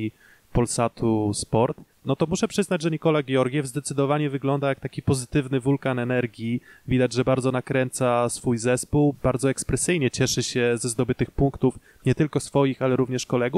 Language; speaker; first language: Polish; native; Polish